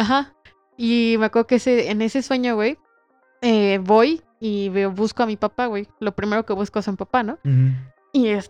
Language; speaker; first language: Spanish; native; Spanish